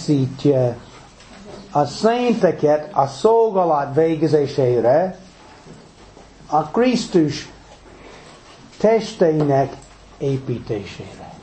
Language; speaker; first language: Hungarian; non-native, fluent; English